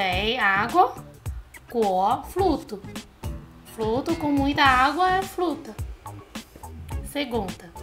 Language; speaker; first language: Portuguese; non-native, learner; Chinese